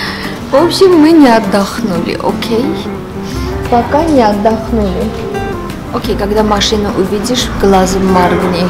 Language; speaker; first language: Russian; non-native, fluent; Armenian